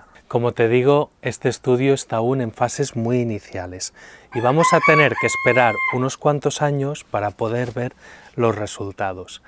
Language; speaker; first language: Spanish; native; Spanish